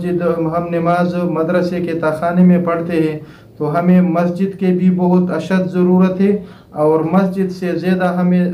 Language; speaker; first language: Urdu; non-native, local second language; Pashto